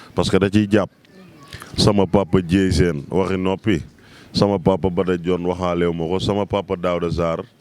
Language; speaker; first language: Wolof; native; Wolof